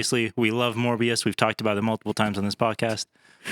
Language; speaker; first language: English; native; English